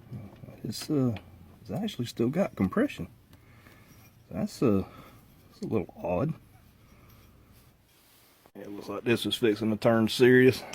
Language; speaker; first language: English; native; English